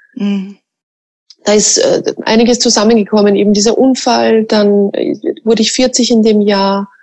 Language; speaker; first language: German; native; German